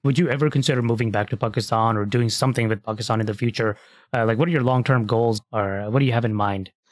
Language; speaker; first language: English; early bilingual, other home language; Hindi